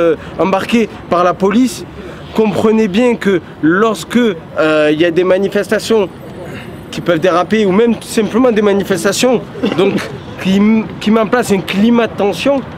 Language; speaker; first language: French; native; French